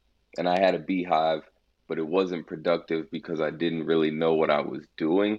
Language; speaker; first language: English; native; English